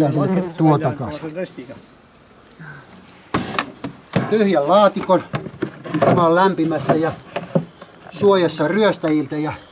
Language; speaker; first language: Finnish; native; Finnish